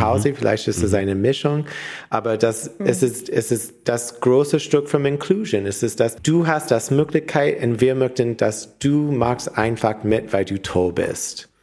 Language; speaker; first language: German; non-native, learner; English